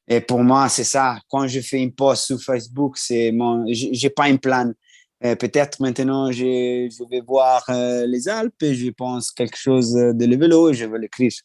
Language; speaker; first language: French; non-native, learner; Italian